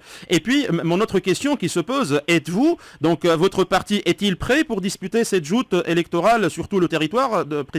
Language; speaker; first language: French; non-native, local second language; Arabic